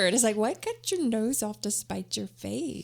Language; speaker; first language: English; native; English